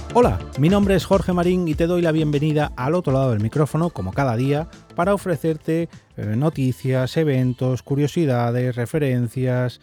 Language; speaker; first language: Spanish; native; Spanish